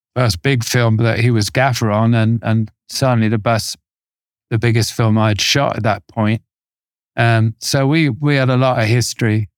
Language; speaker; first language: English; native; English